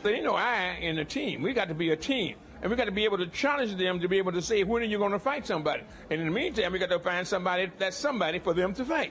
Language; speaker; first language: English; native; English